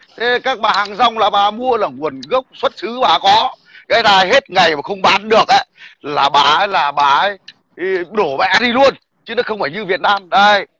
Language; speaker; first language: Vietnamese; native; Vietnamese